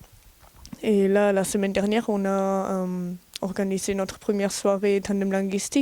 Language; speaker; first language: French; non-native, fluent; German